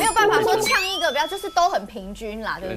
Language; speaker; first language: Chinese; native; Chinese